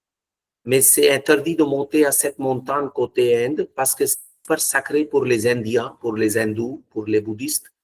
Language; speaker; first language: French; non-native, fluent; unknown